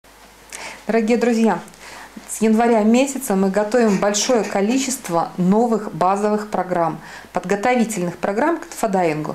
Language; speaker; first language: Russian; native; Russian